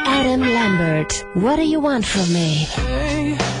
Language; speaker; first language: English; non-native, fluent; German